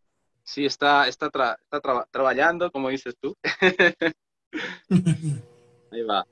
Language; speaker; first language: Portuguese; non-native, learner; Spanish